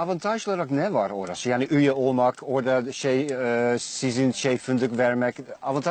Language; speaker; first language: Turkish; non-native, learner; Dutch